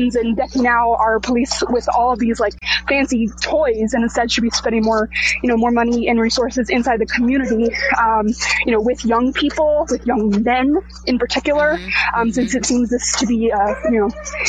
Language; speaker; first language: English; native; English